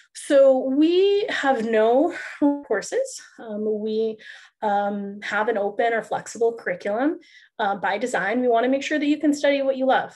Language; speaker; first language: English; native; English